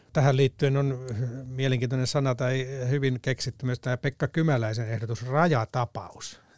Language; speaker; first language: Finnish; native; Finnish